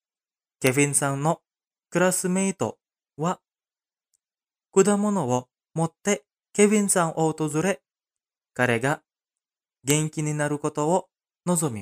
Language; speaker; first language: Japanese; non-native, fluent; Indonesian